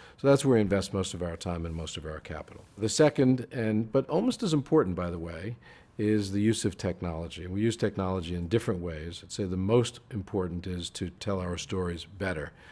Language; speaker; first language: English; native; English